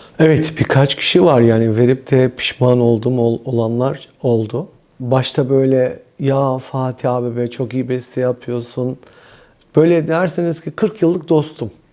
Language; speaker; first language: Turkish; early bilingual, heritage; Turkish